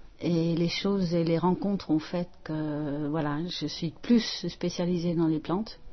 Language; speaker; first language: French; non-native, fluent; Dutch